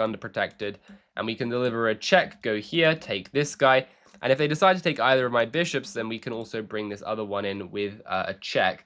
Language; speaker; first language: English; native; English